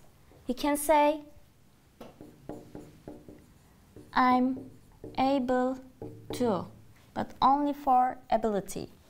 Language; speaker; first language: English; non-native, fluent; Turkish